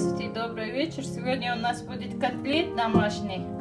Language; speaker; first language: Russian; non-native, local second language; Tajik